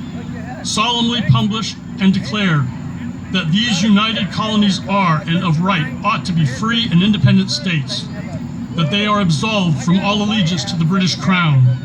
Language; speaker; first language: English; native; English